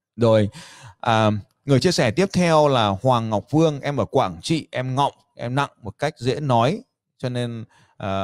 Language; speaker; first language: Vietnamese; native; Vietnamese